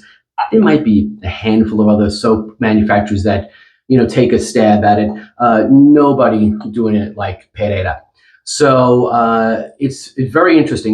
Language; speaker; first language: English; native; English